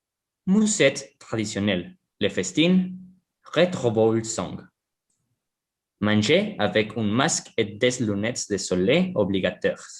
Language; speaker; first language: French; non-native, learner; Spanish